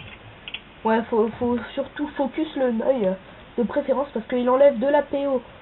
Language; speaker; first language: French; native; French